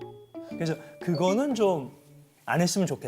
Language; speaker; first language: Korean; native; Korean